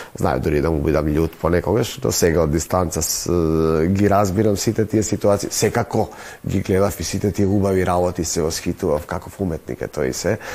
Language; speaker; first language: Macedonian; native; Macedonian